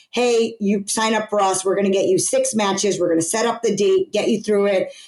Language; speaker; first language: English; native; English